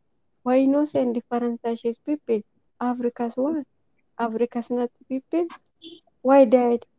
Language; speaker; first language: English; non-native, learner; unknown